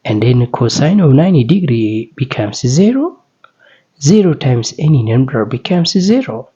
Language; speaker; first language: English; non-native, local second language; Amharic